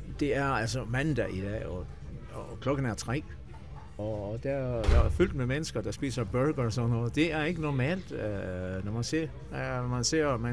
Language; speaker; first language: Danish; non-native, local second language; Faroese